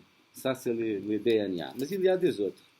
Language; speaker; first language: French; non-native, fluent; Portuguese